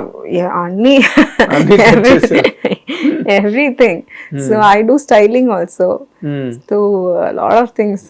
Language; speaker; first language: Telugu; non-native, learner; Tamil